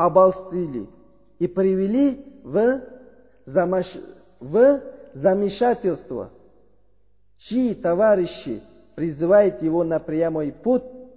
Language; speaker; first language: Russian; non-native, fluent; Uzbek